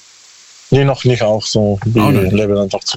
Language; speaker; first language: German; non-native, learner; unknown